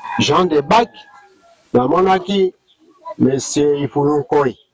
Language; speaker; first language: Lingala; non-native, local second language; Mongo